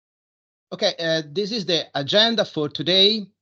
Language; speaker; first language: English; non-native, fluent; Italian